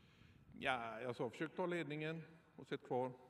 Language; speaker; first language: Swedish; native; Swedish